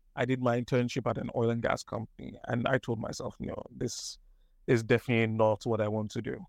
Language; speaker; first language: English; non-native, local second language; Yoruba